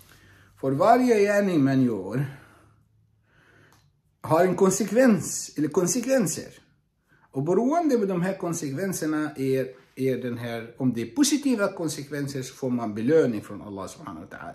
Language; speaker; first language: Swedish; non-native, fluent; Arabic